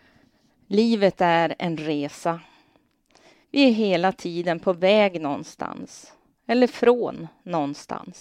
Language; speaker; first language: Swedish; native; Swedish